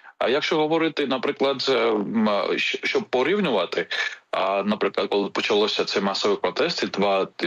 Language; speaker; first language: Ukrainian; non-native, fluent; Georgian